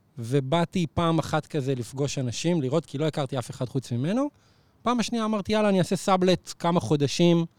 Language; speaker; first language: Hebrew; native; Hebrew